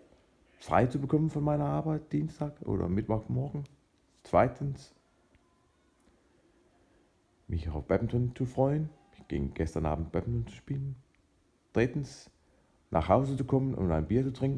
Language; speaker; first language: German; non-native, fluent; Danish